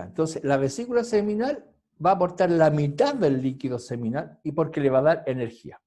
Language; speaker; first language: Spanish; native; Spanish